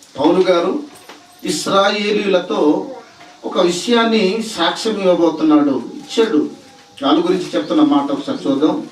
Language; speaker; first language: Telugu; non-native, local second language; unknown